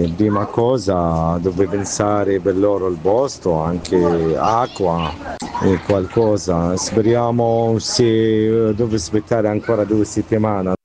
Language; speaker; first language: Italian; non-native, learner; Arabic